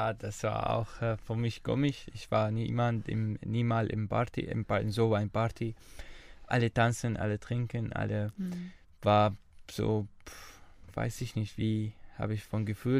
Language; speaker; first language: German; non-native, learner; Arabic